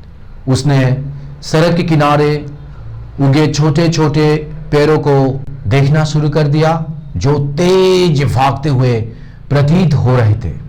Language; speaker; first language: Hindi; non-native, local second language; Bangla